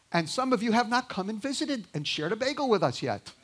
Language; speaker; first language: English; native; English